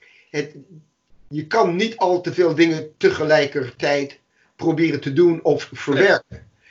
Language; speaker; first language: Dutch; non-native, fluent; English